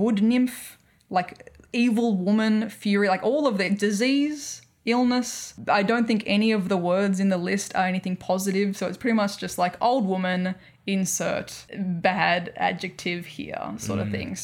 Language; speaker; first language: English; native; English